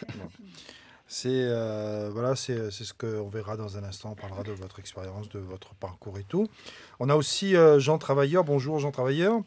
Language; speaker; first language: French; native; French